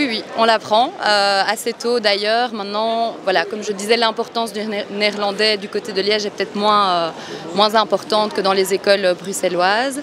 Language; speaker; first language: French; native; French